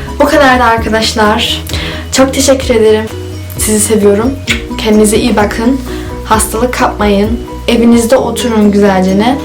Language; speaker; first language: Turkish; early bilingual, heritage; Turkish